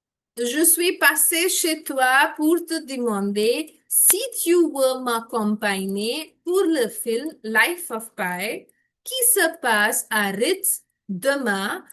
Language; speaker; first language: French; non-native, fluent; Hindi